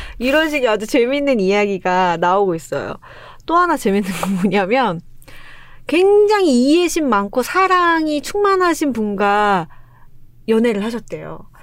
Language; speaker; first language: Korean; native; Korean